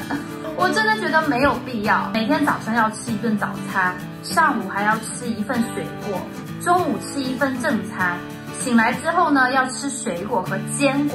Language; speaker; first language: Chinese; native; Chinese